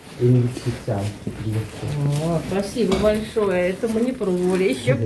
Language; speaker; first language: Russian; non-native, learner; Bangla